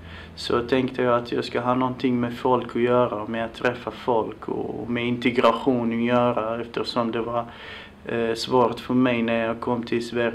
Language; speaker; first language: Swedish; non-native, fluent; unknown